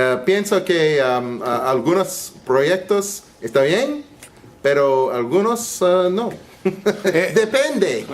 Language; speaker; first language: Spanish; non-native, learner; English